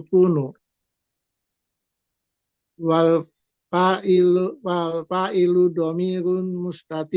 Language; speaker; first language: Arabic; non-native, learner; Indonesian